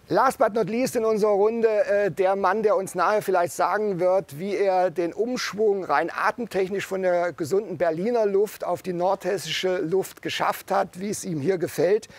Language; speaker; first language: German; native; German